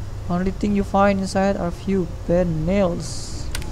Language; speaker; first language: English; non-native, learner; Indonesian